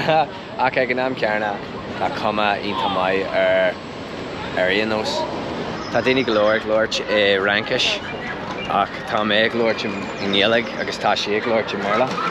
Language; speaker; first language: Irish; non-native, local second language; English